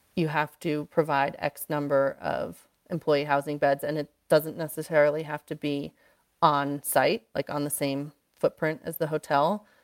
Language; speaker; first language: English; native; English